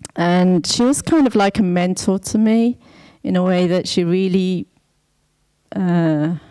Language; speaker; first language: English; native; English